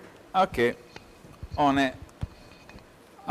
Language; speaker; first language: French; non-native, fluent; Italian